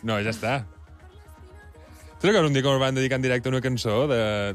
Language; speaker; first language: Catalan; native; Catalan